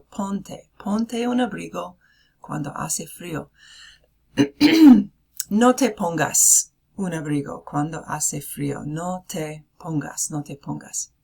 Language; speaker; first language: Spanish; non-native, fluent; English